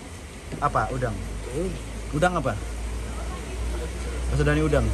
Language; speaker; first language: Indonesian; native; Indonesian